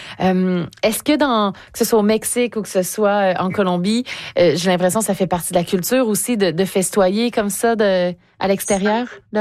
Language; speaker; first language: French; native; French